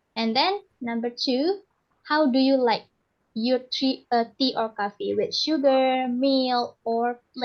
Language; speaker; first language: English; non-native, fluent; Indonesian